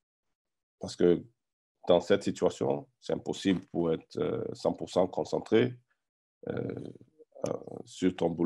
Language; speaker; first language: French; non-native, learner; English